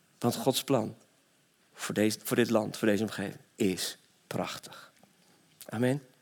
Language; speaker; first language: Dutch; native; Dutch